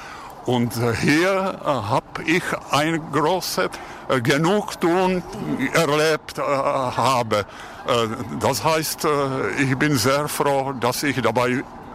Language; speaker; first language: German; non-native, fluent; Czech